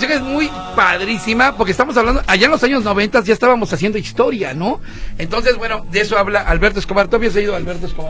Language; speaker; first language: Spanish; native; Spanish